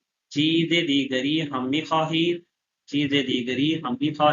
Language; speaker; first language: Persian; non-native, fluent; Urdu